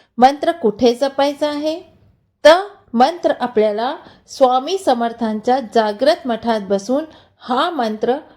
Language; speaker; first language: Marathi; non-native, local second language; Hindi